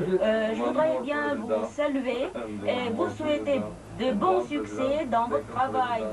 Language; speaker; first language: French; non-native, fluent; Russian